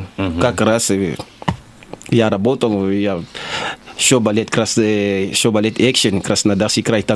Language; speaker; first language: Russian; non-native, learner; Lingala